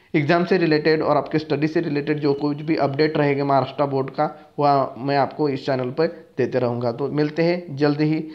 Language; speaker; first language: Hindi; non-native, local second language; Marathi